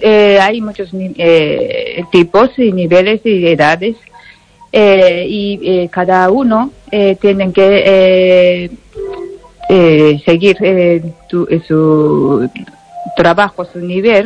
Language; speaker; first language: Spanish; non-native, learner; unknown